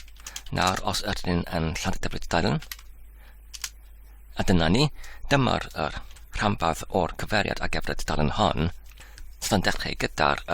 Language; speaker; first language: Welsh; non-native, learner; English